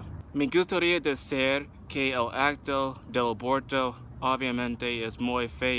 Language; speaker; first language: Spanish; non-native, learner; English